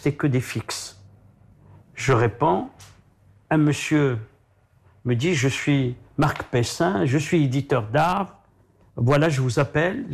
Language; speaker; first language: French; non-native, local second language; Arabic